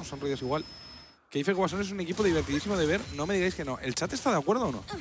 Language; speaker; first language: Spanish; native; Spanish